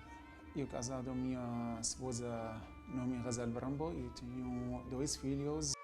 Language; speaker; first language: Portuguese; non-native, learner; Arabic